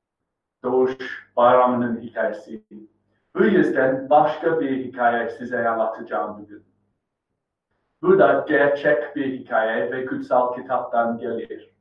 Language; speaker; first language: Turkish; non-native, fluent; English